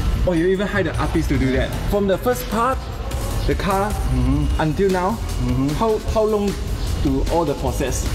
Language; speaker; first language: English; non-native, learner; Chinese